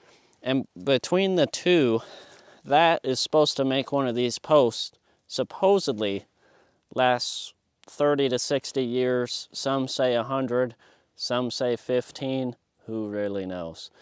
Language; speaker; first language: English; native; English